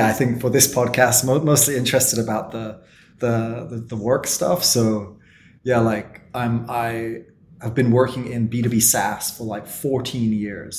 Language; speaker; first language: English; native; English